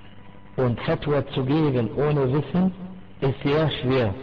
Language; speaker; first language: German; non-native, fluent; Arabic